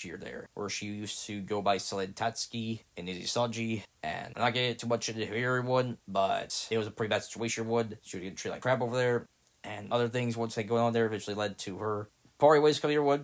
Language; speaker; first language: English; native; English